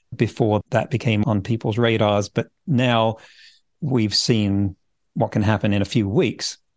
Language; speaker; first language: English; native; English